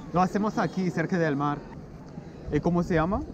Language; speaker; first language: Spanish; non-native, fluent; English